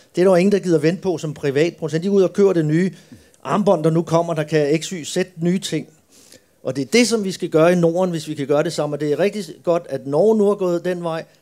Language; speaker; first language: Swedish; non-native, learner; Danish